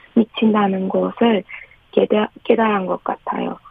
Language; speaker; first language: Korean; non-native, learner; Persian